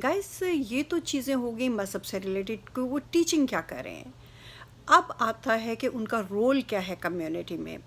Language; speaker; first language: Urdu; native; Urdu